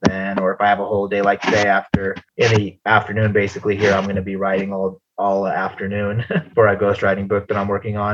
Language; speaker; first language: English; native; English